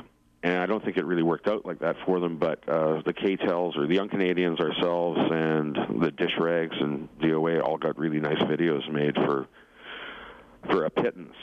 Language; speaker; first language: English; native; English